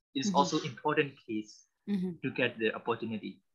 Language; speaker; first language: English; non-native, learner; Burmese